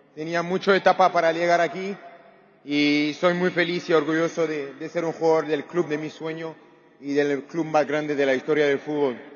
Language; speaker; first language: Spanish; non-native, learner; French